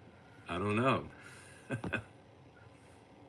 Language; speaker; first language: English; native; English